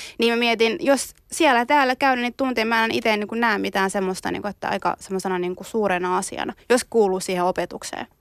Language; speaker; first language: Finnish; early bilingual, other home language; Somali